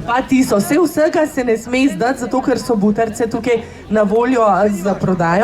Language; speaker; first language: Slovenian; native; Slovenian